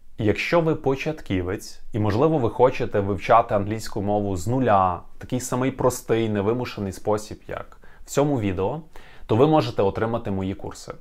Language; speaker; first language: Ukrainian; native; Ukrainian